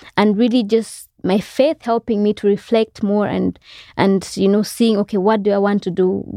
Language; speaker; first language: English; non-native, local second language; Kinyarwanda